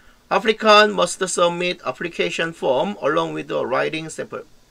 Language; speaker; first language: English; non-native, fluent; Korean